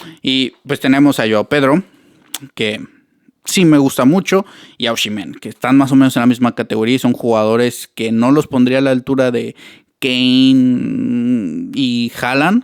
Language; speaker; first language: Spanish; native; Spanish